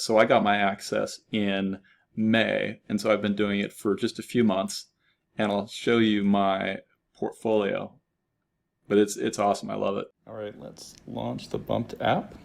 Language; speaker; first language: English; native; English